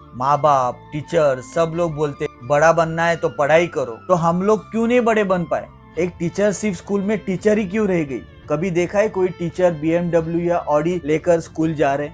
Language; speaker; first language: Hindi; non-native, local second language; Marathi